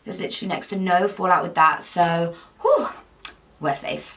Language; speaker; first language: English; native; English